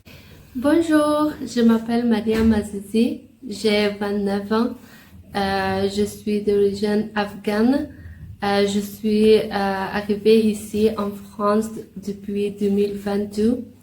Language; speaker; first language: French; non-native, learner; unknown